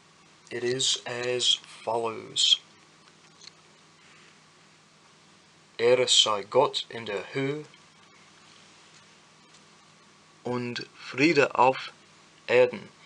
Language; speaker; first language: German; non-native, learner; English